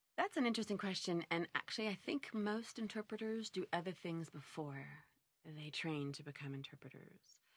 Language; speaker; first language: English; native; English